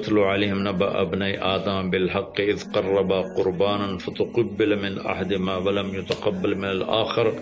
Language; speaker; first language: Urdu; non-native, local second language; Punjabi